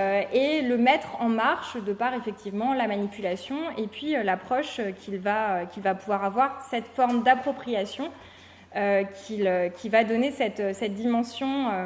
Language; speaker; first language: French; native; French